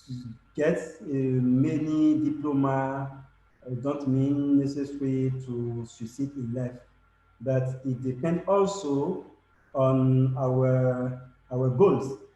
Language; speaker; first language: English; non-native, learner; French